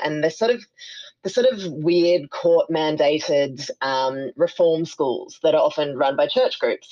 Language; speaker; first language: English; native; English